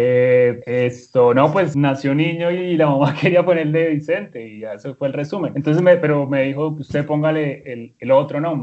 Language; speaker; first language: Spanish; native; Spanish